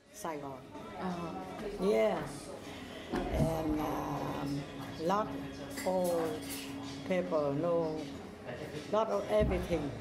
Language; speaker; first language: English; non-native, learner; Vietnamese